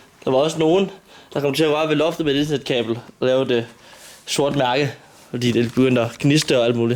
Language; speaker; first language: Danish; native; Danish